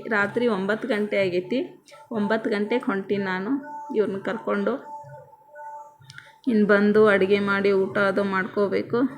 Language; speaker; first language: Kannada; native; Kannada